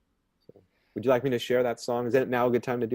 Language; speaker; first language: English; native; English